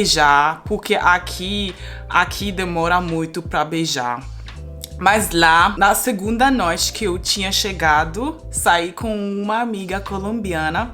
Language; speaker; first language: Portuguese; non-native, fluent; Spanish